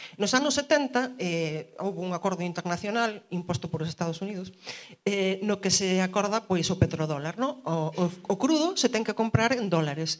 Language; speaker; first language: Galician; early bilingual, heritage; Galician